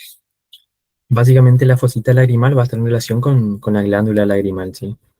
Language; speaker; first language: Spanish; native; Spanish